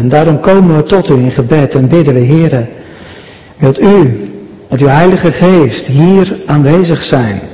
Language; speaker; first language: Dutch; native; Dutch